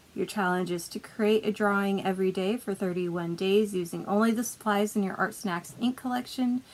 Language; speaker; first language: English; native; English